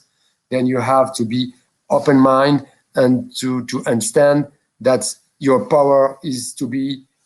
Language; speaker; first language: English; non-native, local second language; French